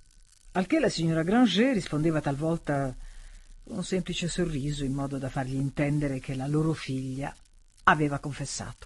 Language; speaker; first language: Italian; native; Italian